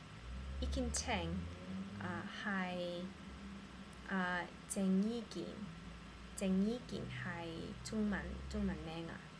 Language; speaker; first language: Chinese; non-native, learner; English